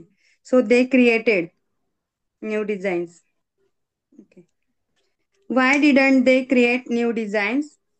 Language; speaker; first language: English; non-native, learner; Marathi